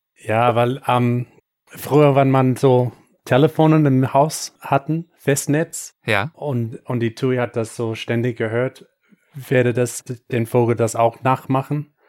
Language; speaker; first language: German; non-native, fluent; English